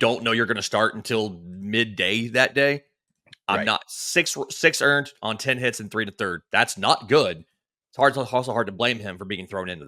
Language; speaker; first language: English; native; English